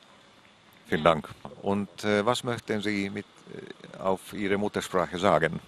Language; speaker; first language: German; non-native, fluent; Finnish